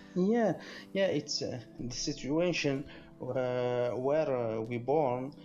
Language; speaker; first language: English; non-native, learner; Arabic